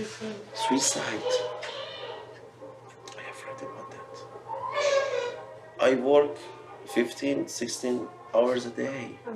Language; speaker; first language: English; non-native, learner; Persian